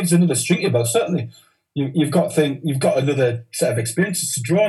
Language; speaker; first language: English; native; English